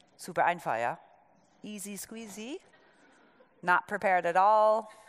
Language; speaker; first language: English; native; English